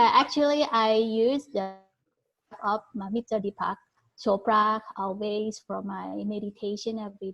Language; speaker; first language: English; non-native, learner; Thai